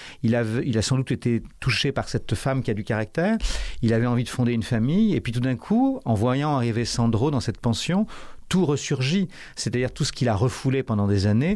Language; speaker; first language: French; native; French